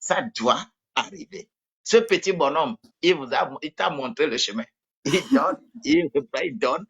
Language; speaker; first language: French; non-native, local second language; Ewe